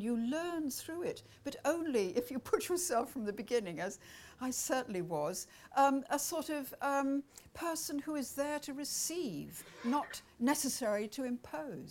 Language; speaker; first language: English; native; English